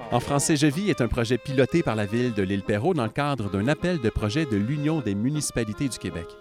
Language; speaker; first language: French; native; French